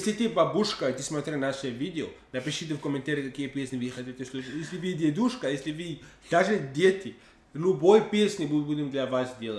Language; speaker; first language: Russian; non-native, learner; English